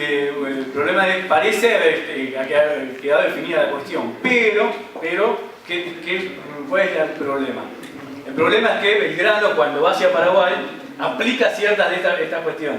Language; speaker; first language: Spanish; native; Spanish